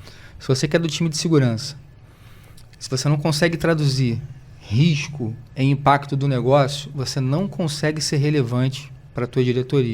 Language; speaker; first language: Portuguese; native; Portuguese